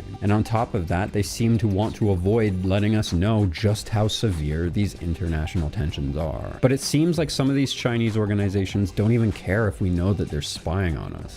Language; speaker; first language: English; native; English